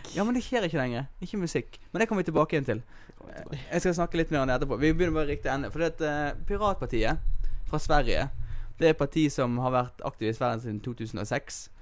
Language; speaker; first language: Norwegian; native; Norwegian